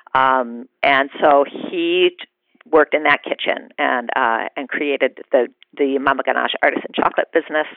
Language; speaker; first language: English; native; English